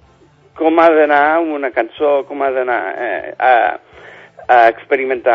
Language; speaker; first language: Catalan; non-native, fluent; English